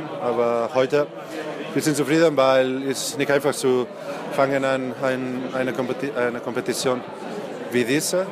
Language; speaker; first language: German; non-native, learner; Spanish